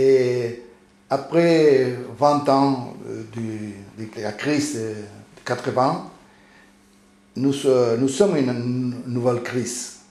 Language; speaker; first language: French; non-native, fluent; Spanish